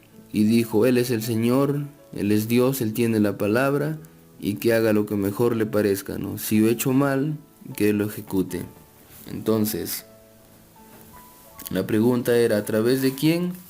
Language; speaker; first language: Spanish; native; Spanish